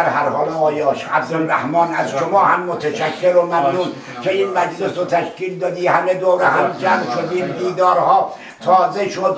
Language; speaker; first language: Persian; native; Persian